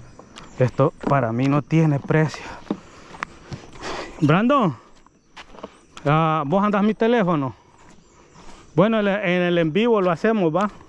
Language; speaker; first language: Spanish; native; Spanish